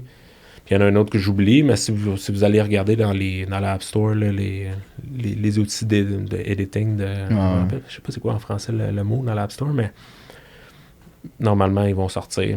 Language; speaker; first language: French; native; French